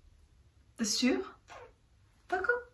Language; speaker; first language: French; non-native, learner; Korean